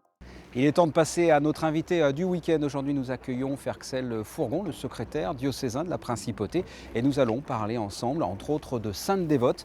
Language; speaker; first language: French; native; French